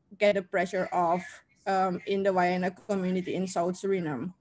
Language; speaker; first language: English; non-native, fluent; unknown